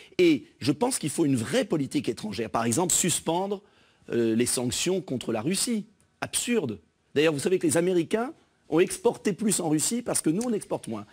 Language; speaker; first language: French; native; French